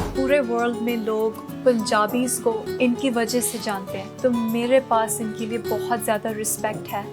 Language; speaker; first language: Hindi; non-native, local second language; Punjabi